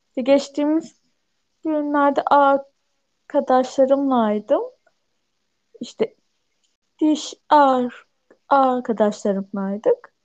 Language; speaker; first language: Turkish; native; Turkish